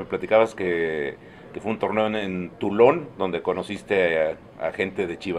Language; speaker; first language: Spanish; native; Spanish